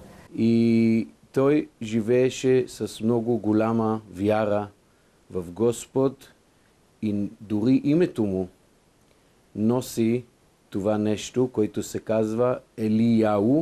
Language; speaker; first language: Bulgarian; non-native, fluent; Hebrew